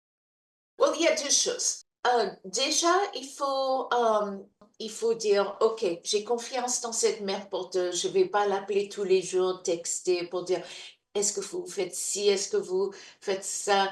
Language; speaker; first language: French; non-native, fluent; English